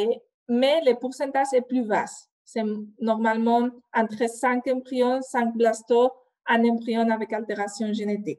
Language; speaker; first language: French; non-native, fluent; Spanish